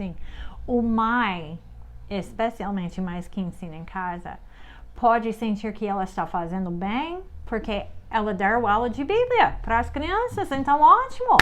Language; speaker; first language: Portuguese; non-native, fluent; English